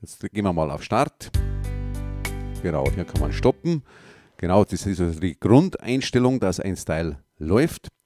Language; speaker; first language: German; native; German